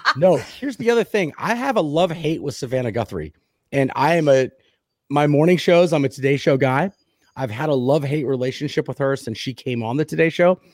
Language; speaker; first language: English; native; English